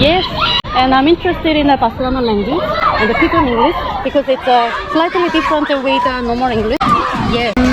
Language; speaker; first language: English; non-native, fluent; Korean